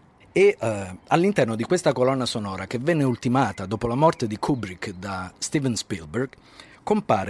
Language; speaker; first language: Italian; native; Italian